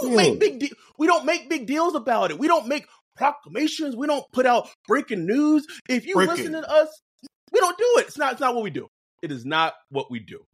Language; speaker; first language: English; native; English